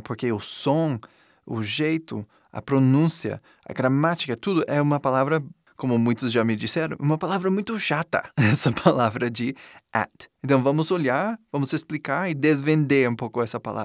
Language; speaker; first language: Portuguese; non-native, fluent; English